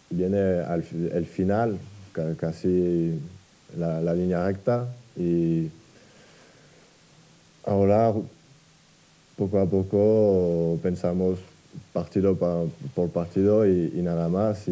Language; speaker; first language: Spanish; non-native, fluent; French